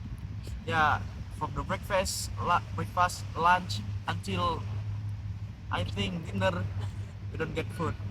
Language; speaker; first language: English; non-native, learner; Indonesian